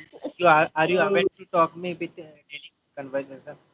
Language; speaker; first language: English; non-native, learner; Hindi